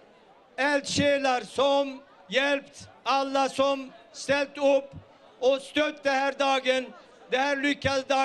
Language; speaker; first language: Swedish; early bilingual, other home language; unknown